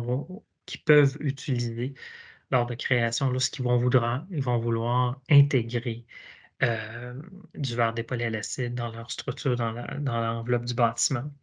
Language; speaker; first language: French; native; French